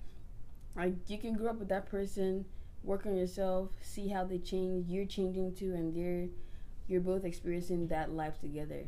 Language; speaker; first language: English; native; English